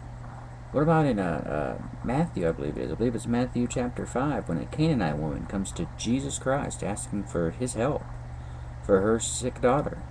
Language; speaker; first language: English; native; English